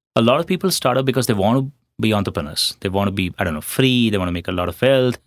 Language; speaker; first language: English; non-native, local second language; Hindi